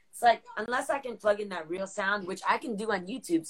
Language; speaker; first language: English; native; English